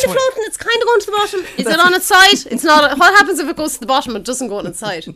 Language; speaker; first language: English; native; English